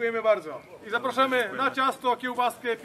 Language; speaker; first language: Polish; native; Polish